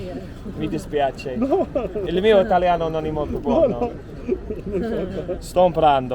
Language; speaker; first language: Italian; non-native, learner; English